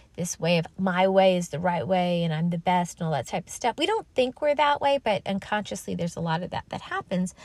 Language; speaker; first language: English; native; English